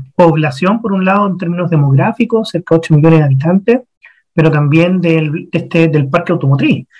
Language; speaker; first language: Spanish; native; Spanish